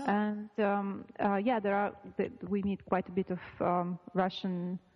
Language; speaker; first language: English; non-native, fluent; Russian